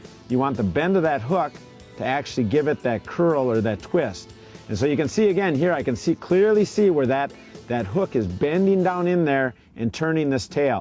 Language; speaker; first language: English; native; English